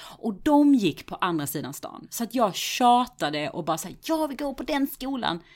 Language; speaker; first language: Swedish; native; Swedish